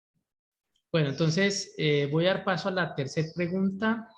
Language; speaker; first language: Spanish; native; Spanish